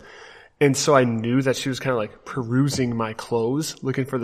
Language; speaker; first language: English; native; English